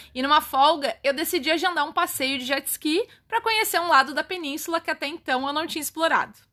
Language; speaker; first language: Portuguese; native; Portuguese